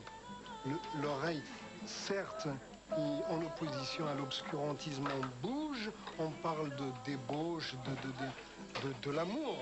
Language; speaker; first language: French; non-native, local second language; Arabic